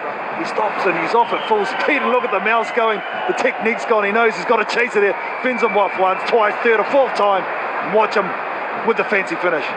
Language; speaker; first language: English; native; English